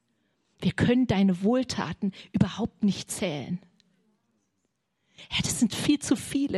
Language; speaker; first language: German; native; German